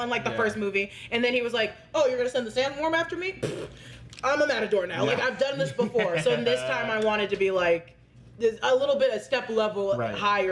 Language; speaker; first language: English; native; English